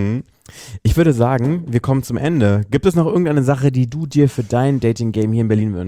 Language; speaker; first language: German; native; German